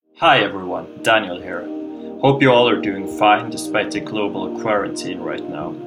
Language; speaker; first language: English; non-native, fluent; Swedish